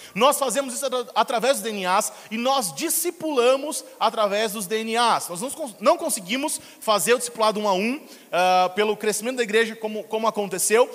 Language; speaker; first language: Portuguese; native; Portuguese